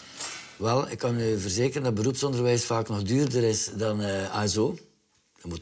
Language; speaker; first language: Dutch; native; Dutch